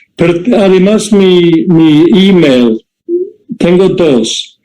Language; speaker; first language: Spanish; non-native, fluent; English